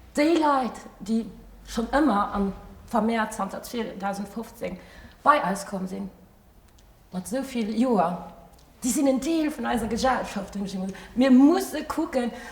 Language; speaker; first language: Luxembourgish; early bilingual, other home language; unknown